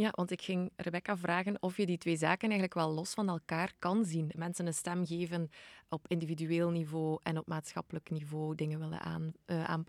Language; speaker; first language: Dutch; native; Dutch